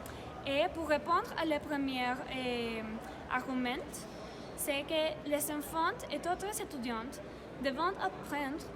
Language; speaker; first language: French; non-native, learner; Spanish